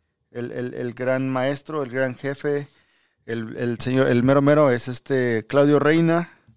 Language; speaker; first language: Spanish; early bilingual, heritage; Spanish